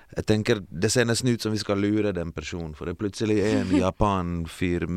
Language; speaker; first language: Norwegian; early bilingual, other home language; Bosnian